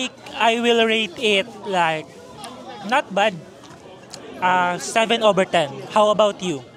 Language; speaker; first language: English; non-native, learner; Filipino